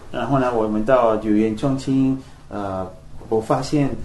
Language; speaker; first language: Chinese; non-native, fluent; Spanish